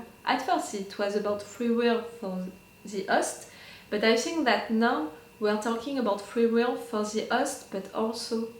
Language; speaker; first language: English; non-native, fluent; French